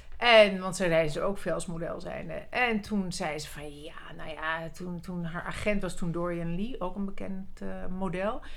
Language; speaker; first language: Dutch; early bilingual, other home language; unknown